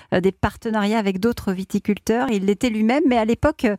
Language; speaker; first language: French; native; French